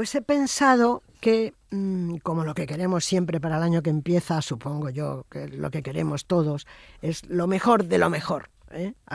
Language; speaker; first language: Spanish; native; Spanish